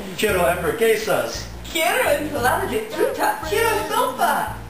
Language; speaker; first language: Spanish; non-native, learner; English